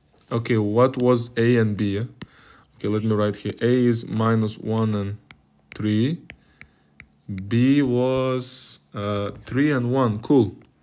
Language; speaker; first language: English; non-native, fluent; Kazakh